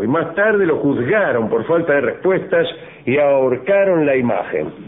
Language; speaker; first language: Spanish; native; Spanish